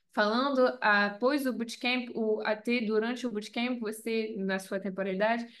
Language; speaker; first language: Portuguese; non-native, fluent; French